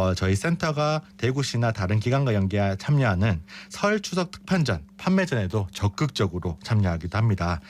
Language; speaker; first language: Korean; native; Korean